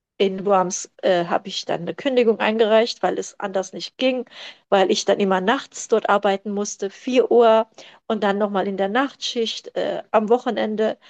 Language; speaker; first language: German; early bilingual, other home language; Turkish